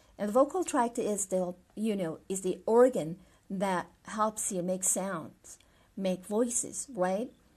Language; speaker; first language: English; non-native, fluent; Persian